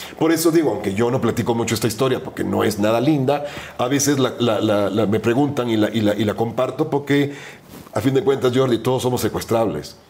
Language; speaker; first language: Spanish; native; Spanish